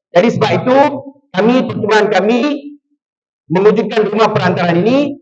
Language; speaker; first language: Malay; non-native, local second language; Tamil